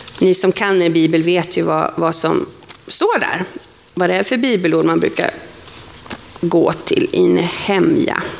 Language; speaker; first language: Swedish; native; Swedish